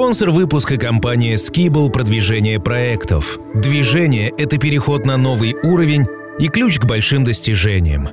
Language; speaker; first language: Russian; native; Russian